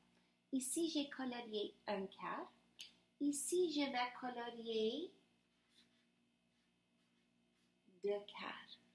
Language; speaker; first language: French; non-native, fluent; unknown